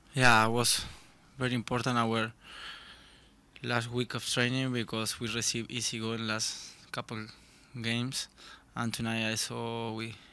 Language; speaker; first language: English; non-native, learner; Spanish